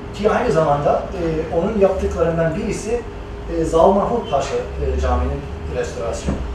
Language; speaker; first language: Turkish; non-native, fluent; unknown